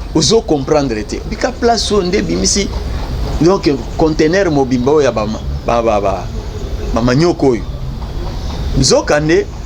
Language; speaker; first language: Lingala; non-native, local second language; Luba-Lulua